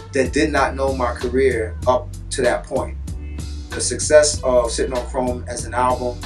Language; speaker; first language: English; native; English